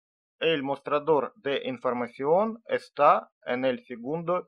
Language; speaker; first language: Spanish; non-native, learner; Russian